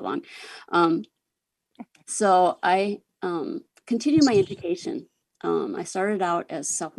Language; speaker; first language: English; native; English